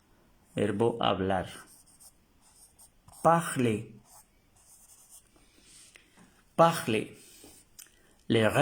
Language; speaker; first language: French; non-native, fluent; Spanish